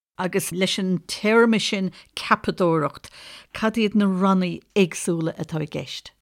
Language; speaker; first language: Irish; native; Irish